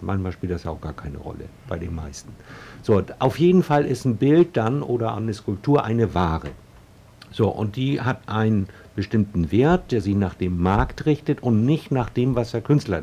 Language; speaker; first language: German; native; German